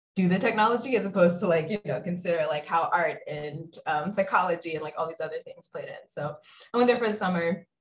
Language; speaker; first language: English; native; English